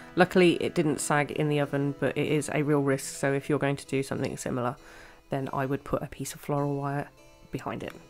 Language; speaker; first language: English; native; English